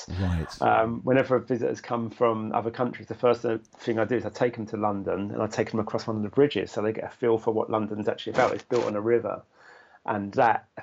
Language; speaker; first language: English; native; English